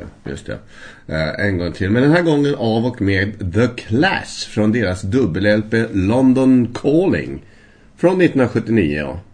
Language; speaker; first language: Swedish; native; Swedish